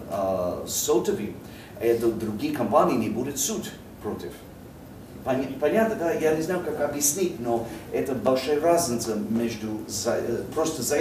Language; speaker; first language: Russian; non-native, learner; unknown